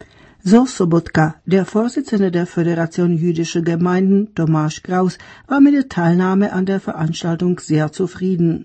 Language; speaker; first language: German; native; German